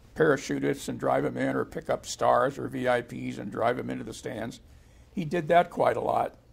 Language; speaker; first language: English; native; English